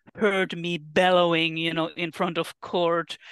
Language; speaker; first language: English; non-native, fluent; Finnish